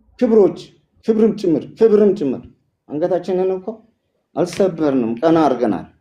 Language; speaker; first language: Amharic; non-native, local second language; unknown